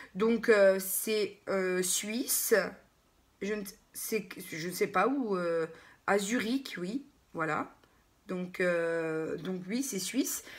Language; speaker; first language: French; native; French